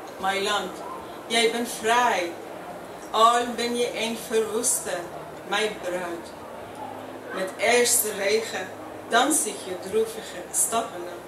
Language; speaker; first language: Dutch; non-native, fluent; Persian